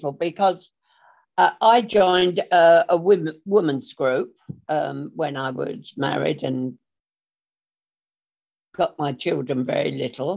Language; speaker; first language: English; native; English